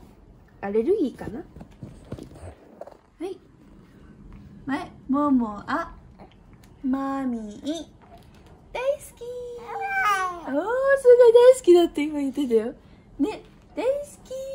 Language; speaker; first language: Japanese; native; Japanese